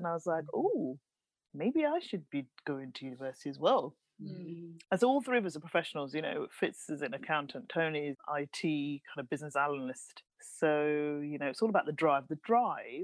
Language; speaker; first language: English; native; English